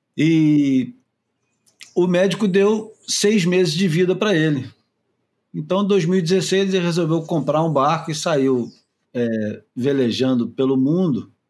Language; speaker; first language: Portuguese; native; Portuguese